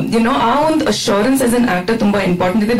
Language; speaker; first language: Kannada; non-native, fluent; Malayalam